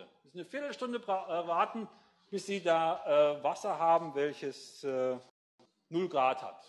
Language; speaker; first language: German; native; German